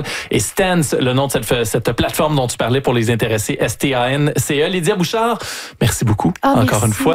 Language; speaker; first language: French; native; French